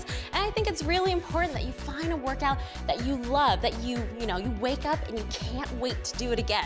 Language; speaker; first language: English; native; English